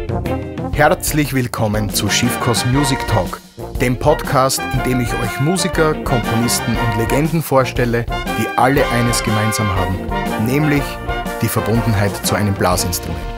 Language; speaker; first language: German; native; German